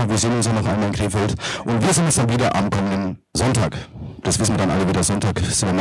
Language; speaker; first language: German; native; German